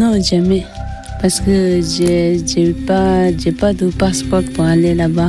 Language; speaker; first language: French; non-native, learner; Tibetan